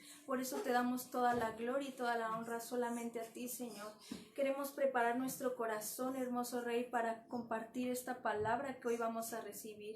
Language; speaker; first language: Spanish; native; Spanish